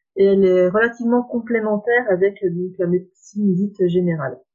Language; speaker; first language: French; native; French